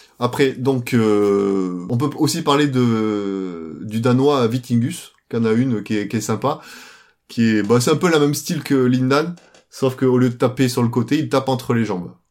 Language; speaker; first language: French; native; French